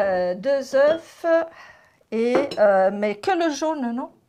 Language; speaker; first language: French; non-native, fluent; Italian